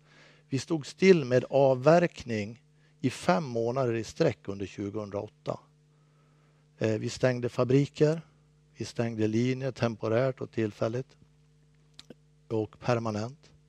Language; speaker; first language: Swedish; native; Swedish